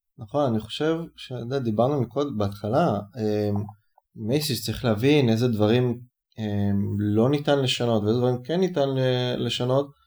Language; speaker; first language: Hebrew; native; Hebrew